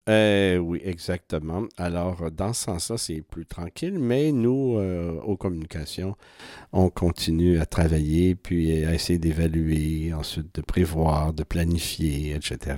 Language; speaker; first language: French; native; French